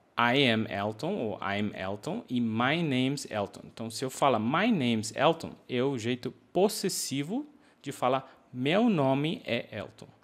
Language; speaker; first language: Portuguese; native; Portuguese